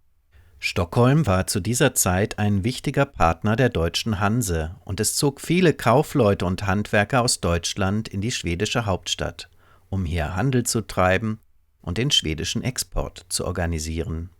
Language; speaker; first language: German; native; German